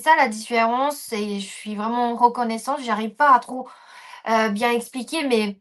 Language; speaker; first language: French; non-native, fluent; Japanese